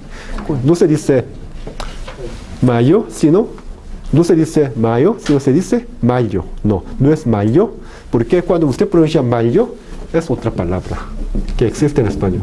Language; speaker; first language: Spanish; non-native, fluent; Korean